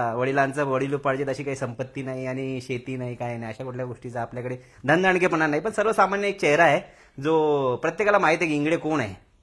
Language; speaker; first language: Marathi; native; Marathi